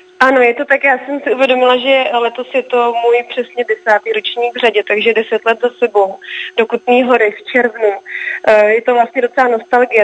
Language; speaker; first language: Czech; native; Czech